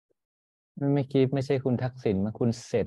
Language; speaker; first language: Thai; native; Thai